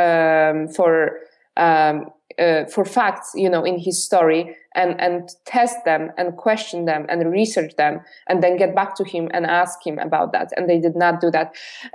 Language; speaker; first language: English; non-native, fluent; Polish